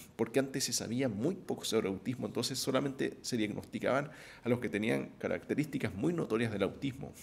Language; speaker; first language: Spanish; native; Spanish